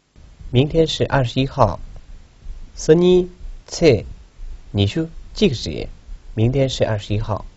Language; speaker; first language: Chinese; non-native, local second language; Tibetan